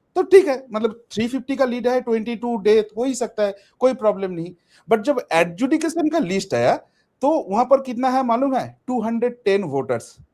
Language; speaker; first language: Hindi; non-native, local second language; Bangla